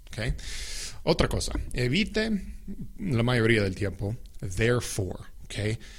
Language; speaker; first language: Spanish; non-native, fluent; English